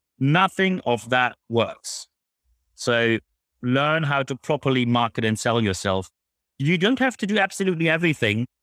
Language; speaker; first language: English; non-native, fluent; German